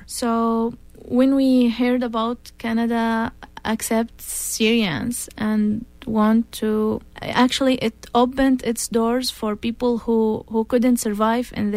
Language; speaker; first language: English; non-native, fluent; Arabic